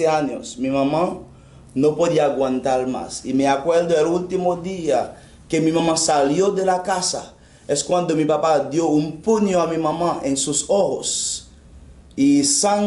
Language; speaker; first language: Spanish; non-native, fluent; Haitian Creole